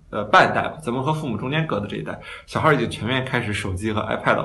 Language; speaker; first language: Chinese; native; Chinese